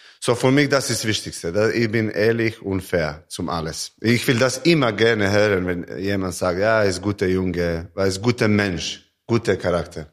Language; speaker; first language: German; non-native, learner; Serbian